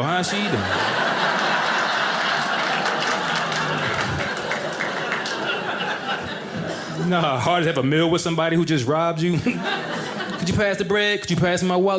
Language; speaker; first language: English; native; English